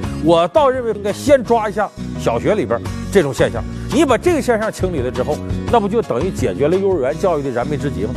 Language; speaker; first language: Chinese; native; Chinese